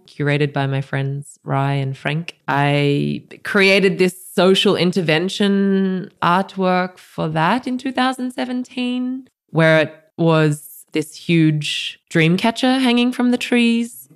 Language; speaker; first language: English; native; English